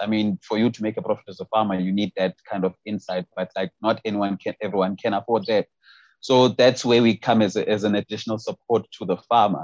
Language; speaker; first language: English; non-native, local second language; Xhosa